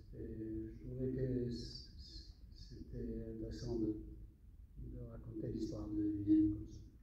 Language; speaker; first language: French; non-native, fluent; English